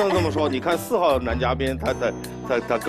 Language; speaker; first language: Chinese; native; Chinese